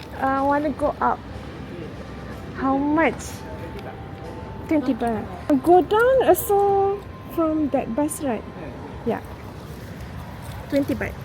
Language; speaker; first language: English; non-native, local second language; Malay